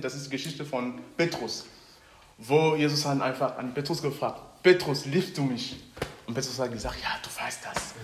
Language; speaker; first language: German; non-native, fluent; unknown